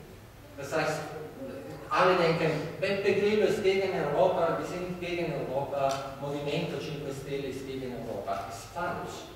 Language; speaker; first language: German; non-native, fluent; Italian